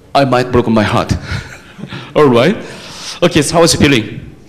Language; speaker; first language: English; non-native, learner; Korean